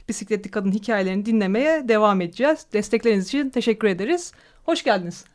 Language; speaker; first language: Turkish; native; Turkish